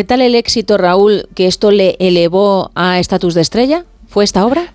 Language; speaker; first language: Spanish; native; Spanish